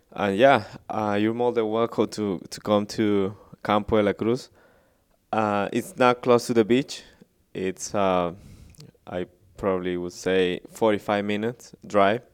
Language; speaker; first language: English; non-native, fluent; Spanish